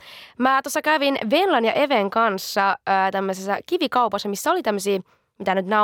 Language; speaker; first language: Finnish; native; Finnish